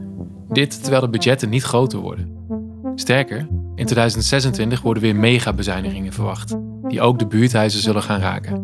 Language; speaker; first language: Dutch; native; Dutch